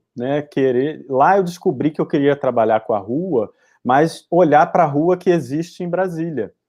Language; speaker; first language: Portuguese; native; Portuguese